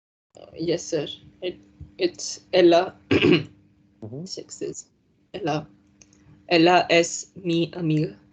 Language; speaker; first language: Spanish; non-native, learner; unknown